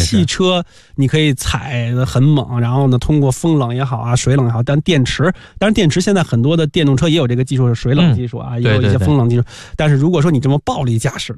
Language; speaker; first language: Chinese; native; Chinese